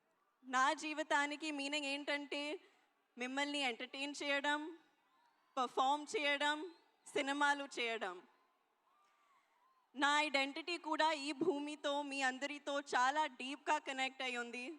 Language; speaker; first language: Telugu; non-native, learner; Hindi